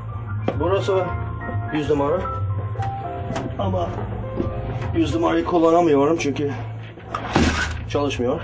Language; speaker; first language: Turkish; early bilingual, heritage; English